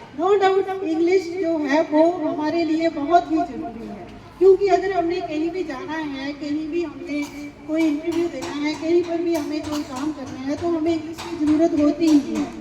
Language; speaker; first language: Hindi; native; Hindi